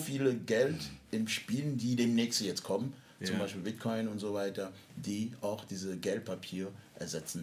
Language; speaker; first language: German; non-native, fluent; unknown